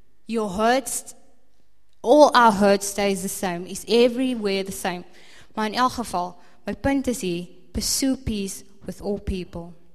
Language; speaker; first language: English; non-native, local second language; Afrikaans